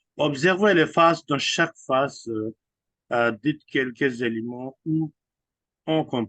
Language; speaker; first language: French; non-native, fluent; Urdu